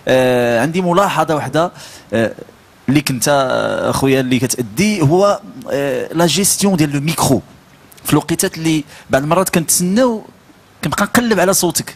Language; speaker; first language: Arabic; native; Arabic